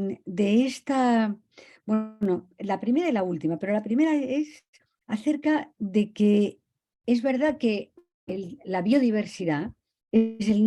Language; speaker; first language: Spanish; native; Spanish